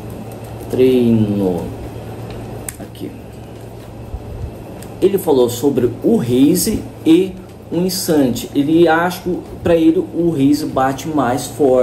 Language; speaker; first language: Portuguese; native; Portuguese